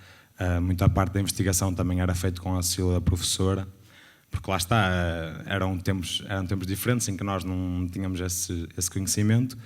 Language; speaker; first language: Portuguese; native; Portuguese